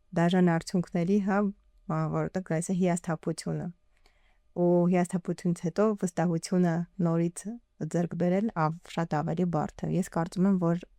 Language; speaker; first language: Armenian; early bilingual, heritage; Armenian